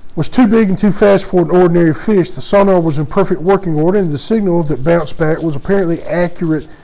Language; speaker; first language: English; native; English